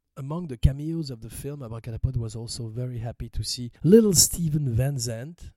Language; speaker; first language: English; non-native, fluent; French